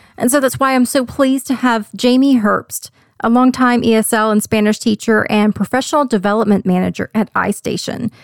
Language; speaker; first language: English; native; English